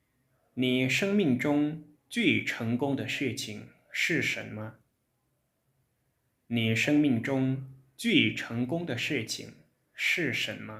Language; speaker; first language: Chinese; non-native, fluent; Lao